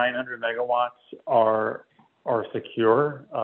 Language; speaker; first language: English; native; English